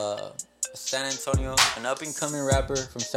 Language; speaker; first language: English; early bilingual, other home language; Spanish